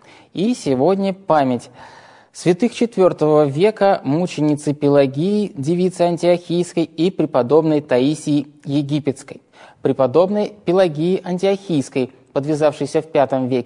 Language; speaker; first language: Russian; native; Russian